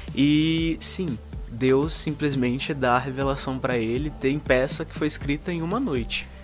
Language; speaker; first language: Portuguese; native; Portuguese